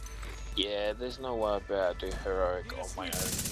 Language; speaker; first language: English; native; English